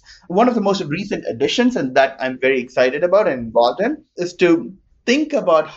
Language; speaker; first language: English; non-native, local second language; Tamil